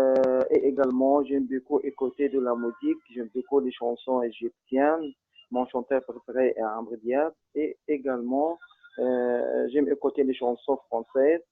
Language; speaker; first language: French; non-native, learner; Arabic